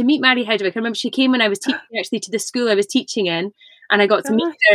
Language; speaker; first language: English; native; English